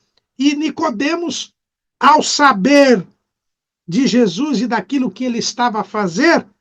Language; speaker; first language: Portuguese; native; Portuguese